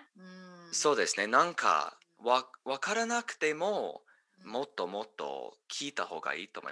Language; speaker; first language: Japanese; non-native, fluent; English